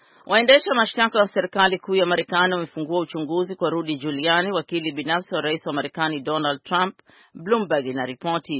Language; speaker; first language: Swahili; native; Swahili